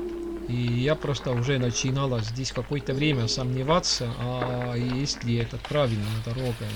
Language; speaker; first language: Russian; non-native, local second language; Estonian